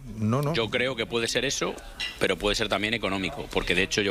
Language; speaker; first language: Spanish; native; Spanish